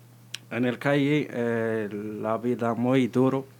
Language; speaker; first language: Spanish; non-native, learner; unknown